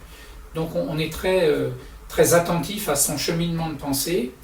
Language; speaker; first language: French; native; French